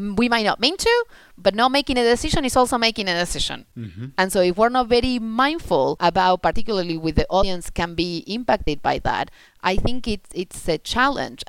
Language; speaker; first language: English; non-native, fluent; Spanish